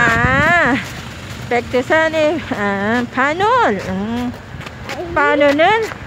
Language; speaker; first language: Korean; non-native, learner; Filipino